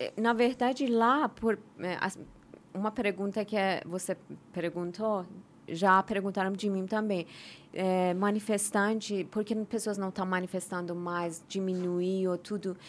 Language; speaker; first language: Portuguese; non-native, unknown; Persian